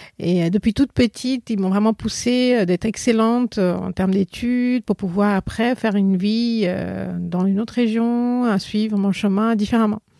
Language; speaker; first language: French; non-native, fluent; Assamese